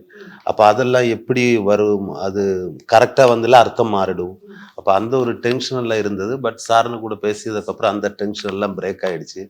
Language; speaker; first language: Tamil; non-native, learner; Malayalam